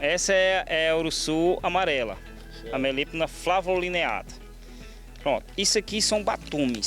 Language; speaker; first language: Portuguese; native; Portuguese